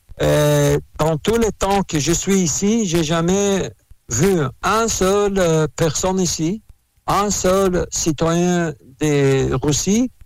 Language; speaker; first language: French; non-native, learner; Russian